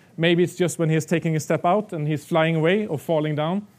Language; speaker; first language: English; non-native, fluent; Swedish